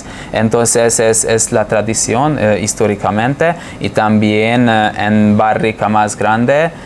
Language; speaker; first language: Spanish; non-native, fluent; Hungarian